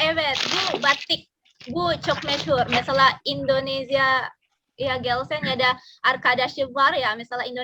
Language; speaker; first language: Turkish; non-native, learner; Indonesian